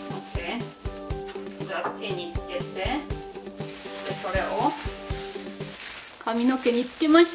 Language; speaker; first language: Japanese; non-native, fluent; German